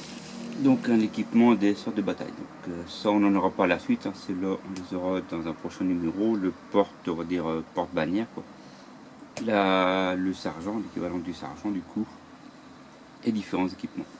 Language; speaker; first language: French; native; French